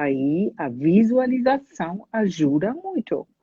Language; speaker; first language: Portuguese; non-native, fluent; German